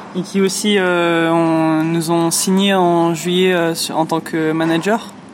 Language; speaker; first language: French; non-native, fluent; English